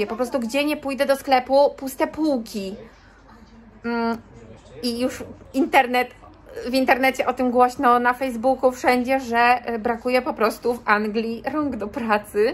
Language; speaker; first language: Polish; native; Polish